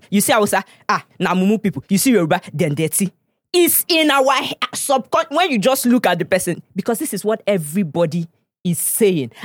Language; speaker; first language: English; non-native, local second language; Igbo